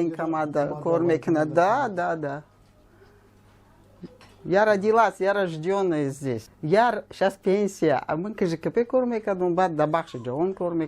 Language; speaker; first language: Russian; non-native, local second language; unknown